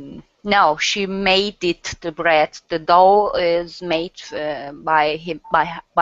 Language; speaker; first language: English; non-native, learner; Turkish